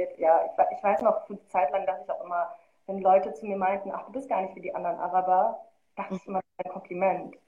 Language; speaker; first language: German; early bilingual, other home language; Arabic